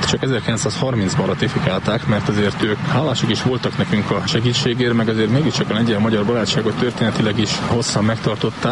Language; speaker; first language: Hungarian; native; Hungarian